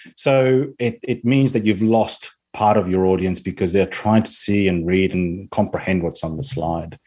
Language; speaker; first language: English; non-native, fluent; Spanish